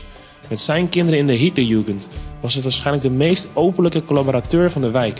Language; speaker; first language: Dutch; native; Dutch